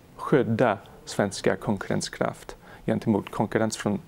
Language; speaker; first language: Swedish; non-native, fluent; English